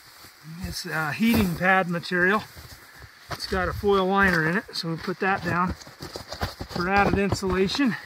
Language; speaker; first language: English; native; English